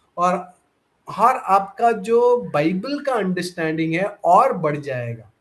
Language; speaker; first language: Hindi; non-native, local second language; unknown